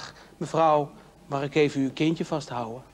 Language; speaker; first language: Dutch; native; Dutch